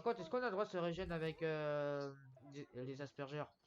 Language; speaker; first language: French; native; French